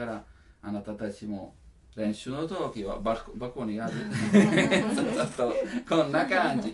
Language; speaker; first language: Japanese; non-native, learner; Italian